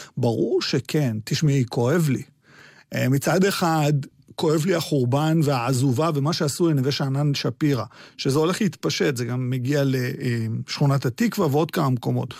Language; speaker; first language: Hebrew; early bilingual, other home language; Arabic